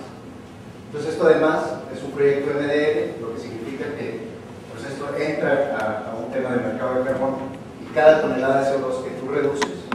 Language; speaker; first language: Spanish; native; Spanish